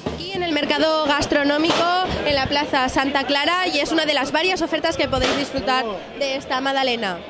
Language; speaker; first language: Spanish; native; Spanish